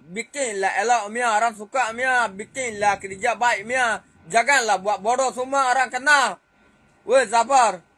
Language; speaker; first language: Malay; non-native, fluent; Rohingya